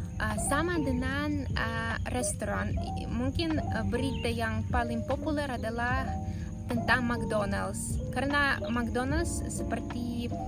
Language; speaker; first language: Indonesian; non-native, fluent; Russian